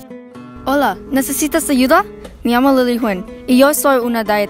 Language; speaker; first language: Spanish; non-native, learner; English